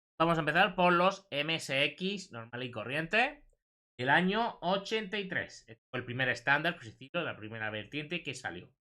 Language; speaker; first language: Spanish; native; Spanish